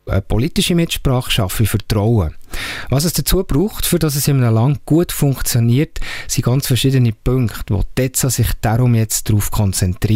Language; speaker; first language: German; native; German